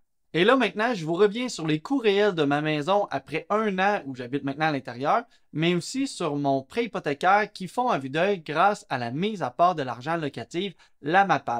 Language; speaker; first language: French; native; French